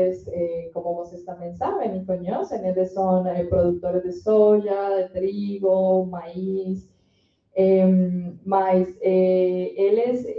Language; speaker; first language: Portuguese; non-native, learner; Spanish